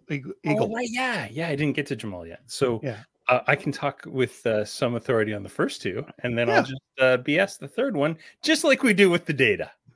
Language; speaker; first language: English; native; English